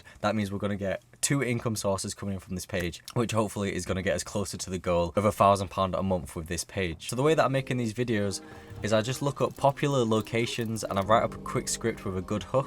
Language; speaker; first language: English; native; English